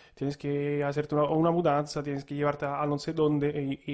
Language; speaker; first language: Spanish; non-native, fluent; Italian